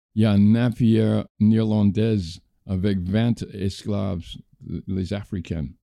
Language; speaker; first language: French; non-native, fluent; English